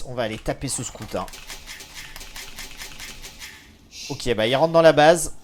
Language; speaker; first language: French; native; French